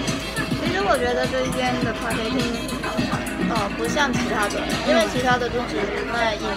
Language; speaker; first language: Chinese; non-native, local second language; Cantonese